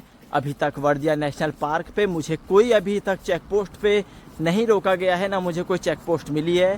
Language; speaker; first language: Hindi; native; Hindi